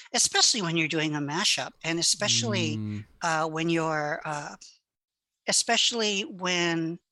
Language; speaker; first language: English; early bilingual, other home language; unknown